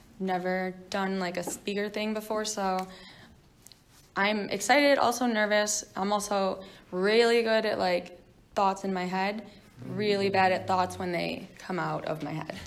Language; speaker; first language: English; native; English